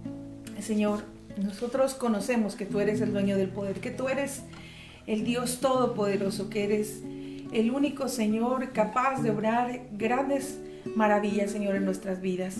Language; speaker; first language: Spanish; native; Spanish